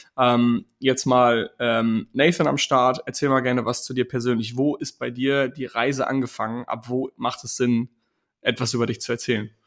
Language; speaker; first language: German; native; German